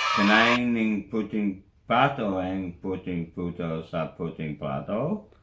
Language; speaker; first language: Filipino; non-native, learner; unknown